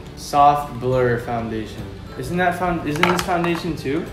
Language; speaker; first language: English; native; English